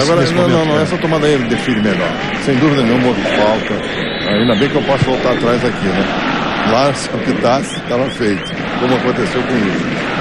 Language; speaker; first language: Portuguese; native; Portuguese